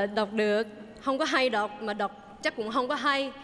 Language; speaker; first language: Vietnamese; early bilingual, heritage; Vietnamese